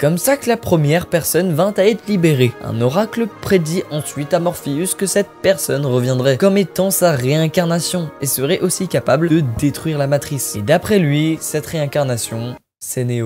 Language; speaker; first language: French; native; French